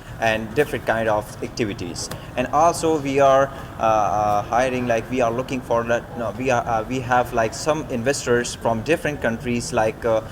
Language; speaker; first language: English; non-native, learner; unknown